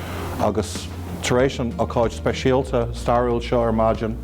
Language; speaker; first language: Irish; non-native, local second language; English